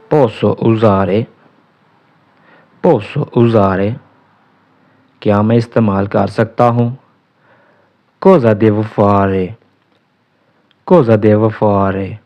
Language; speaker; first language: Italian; non-native, fluent; Urdu